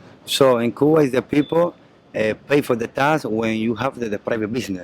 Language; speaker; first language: English; non-native, learner; Spanish